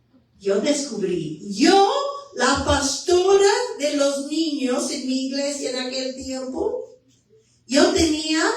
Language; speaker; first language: Spanish; non-native, fluent; English